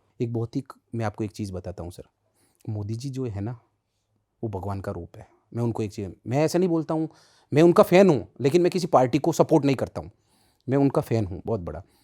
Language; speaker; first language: Hindi; native; Hindi